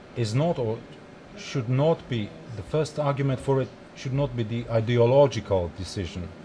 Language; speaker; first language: English; non-native, fluent; Polish